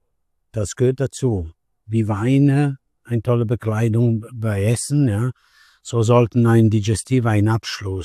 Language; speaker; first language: German; non-native, learner; Italian